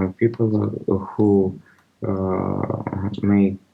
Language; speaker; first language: English; non-native, learner; Russian